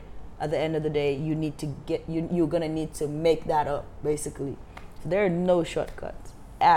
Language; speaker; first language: English; non-native, local second language; Wolof